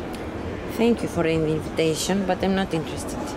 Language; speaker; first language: English; non-native, fluent; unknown